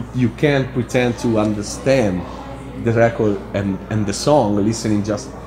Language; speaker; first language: English; non-native, fluent; Italian